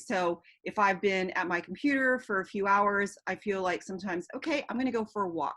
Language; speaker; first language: English; native; English